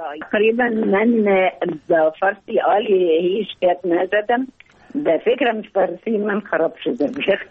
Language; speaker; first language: Persian; non-native, fluent; Arabic